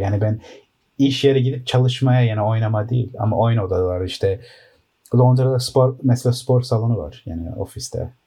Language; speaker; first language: Turkish; early bilingual, heritage; Turkish